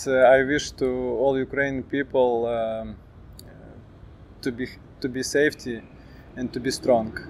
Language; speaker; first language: English; non-native, learner; Ukrainian